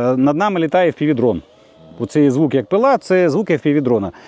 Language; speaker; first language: Ukrainian; native; Ukrainian